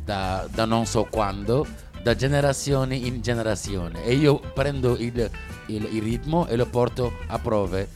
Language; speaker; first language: Italian; non-native, local second language; Wolof